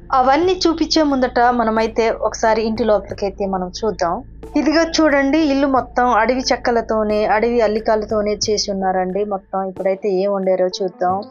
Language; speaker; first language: Telugu; native; Telugu